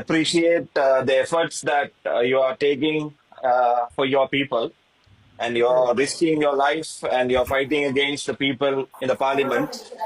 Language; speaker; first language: English; non-native, local second language; Tamil